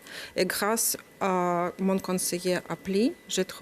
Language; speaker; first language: French; non-native, learner; Ukrainian